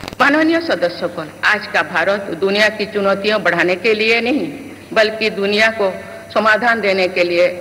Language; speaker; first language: Hindi; non-native, local second language; Santali